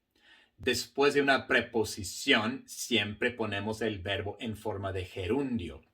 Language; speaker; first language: Spanish; non-native, fluent; English